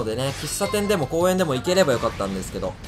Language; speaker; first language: Japanese; native; Japanese